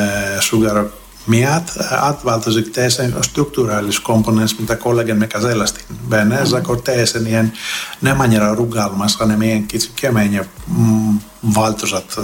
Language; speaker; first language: Hungarian; non-native, fluent; Greek